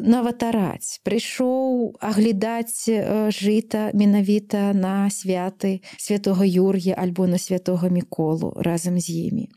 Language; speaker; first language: Belarusian; native; Belarusian